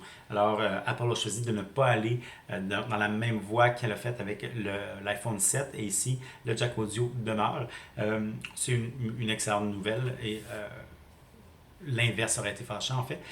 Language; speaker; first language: French; native; French